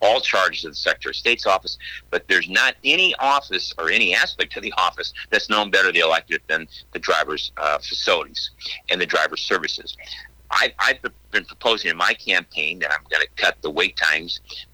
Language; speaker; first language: English; native; English